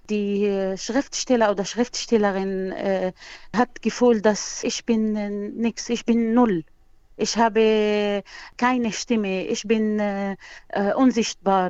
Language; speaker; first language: German; non-native, learner; Arabic